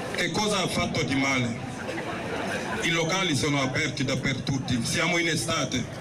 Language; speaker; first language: Italian; non-native, fluent; Wolof